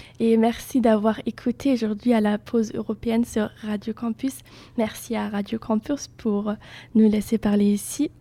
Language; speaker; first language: French; non-native, fluent; German